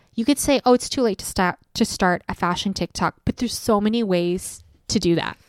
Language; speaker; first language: English; native; English